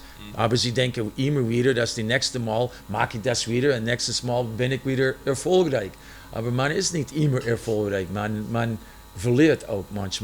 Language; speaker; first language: German; non-native, fluent; English